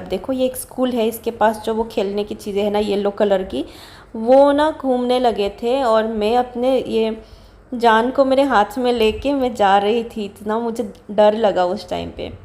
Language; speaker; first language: Hindi; non-native, local second language; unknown